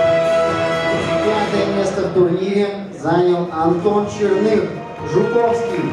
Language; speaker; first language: Russian; native; Russian